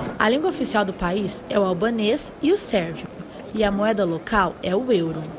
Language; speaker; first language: Portuguese; native; Portuguese